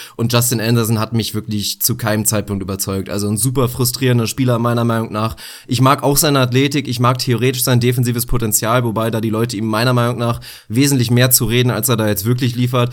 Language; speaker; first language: German; native; German